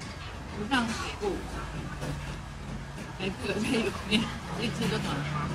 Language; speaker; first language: Chinese; native; Chinese